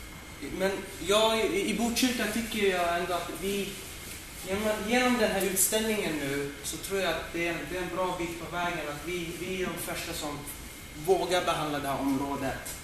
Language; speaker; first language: Swedish; native; Swedish